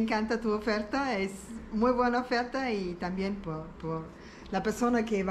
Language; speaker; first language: Spanish; non-native, learner; German